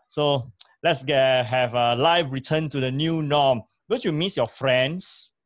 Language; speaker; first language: English; native; English